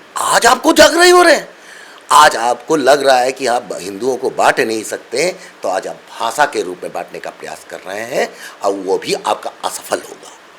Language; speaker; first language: Hindi; non-native, local second language; Bangla